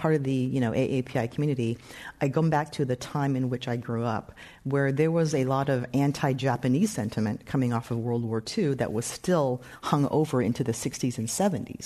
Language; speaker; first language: English; native; English